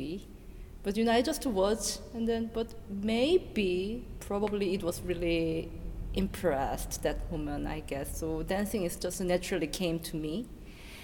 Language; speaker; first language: English; non-native, learner; Korean